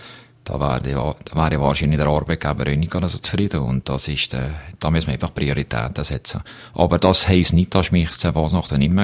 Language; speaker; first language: German; native; German